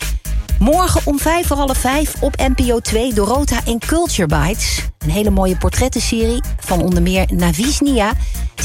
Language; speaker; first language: Dutch; native; Dutch